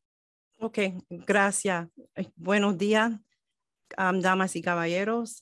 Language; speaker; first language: Spanish; early bilingual, heritage; Spanish